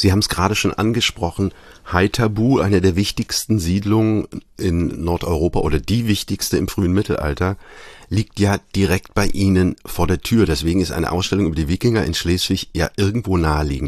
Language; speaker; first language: German; native; German